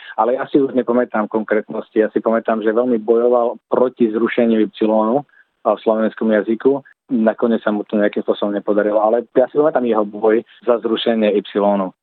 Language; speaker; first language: Slovak; native; Slovak